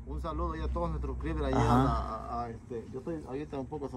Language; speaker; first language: Spanish; native; Spanish